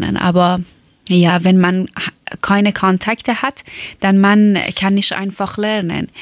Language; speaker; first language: German; non-native, learner; Persian